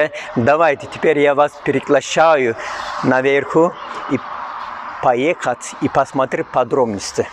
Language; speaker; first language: Russian; non-native, fluent; Turkish